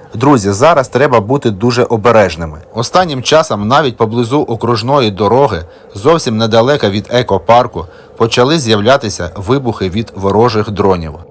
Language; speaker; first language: Ukrainian; native; Ukrainian